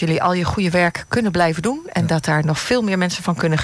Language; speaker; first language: Dutch; native; Dutch